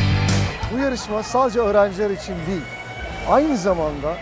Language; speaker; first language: Turkish; native; Turkish